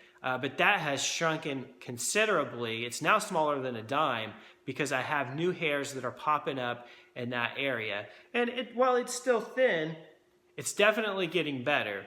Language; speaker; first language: English; native; English